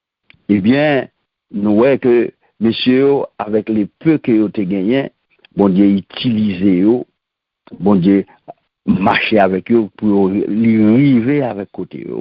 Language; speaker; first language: French; non-native, local second language; Haitian Creole